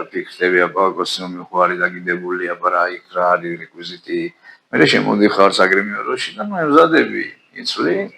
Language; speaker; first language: Georgian; native; Georgian